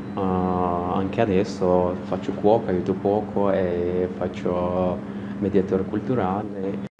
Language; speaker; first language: Italian; non-native, learner; Persian